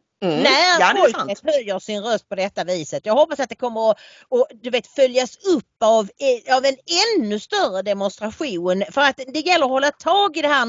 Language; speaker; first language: Swedish; native; Swedish